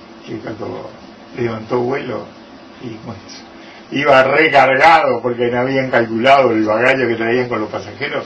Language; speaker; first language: Spanish; native; Spanish